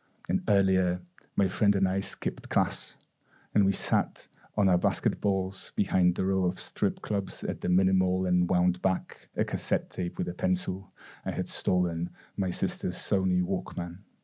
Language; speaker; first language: English; non-native, fluent; Polish